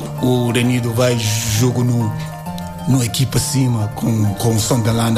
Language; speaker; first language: Portuguese; non-native, learner; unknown